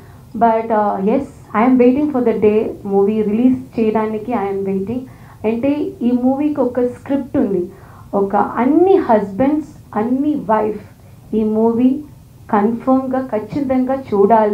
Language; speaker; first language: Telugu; non-native, learner; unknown